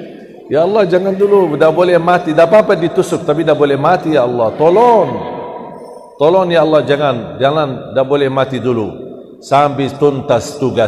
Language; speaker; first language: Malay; non-native, fluent; Arabic